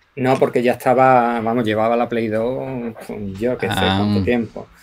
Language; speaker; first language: Spanish; native; Spanish